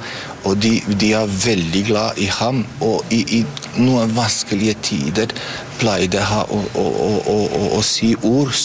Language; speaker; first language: Norwegian; non-native, fluent; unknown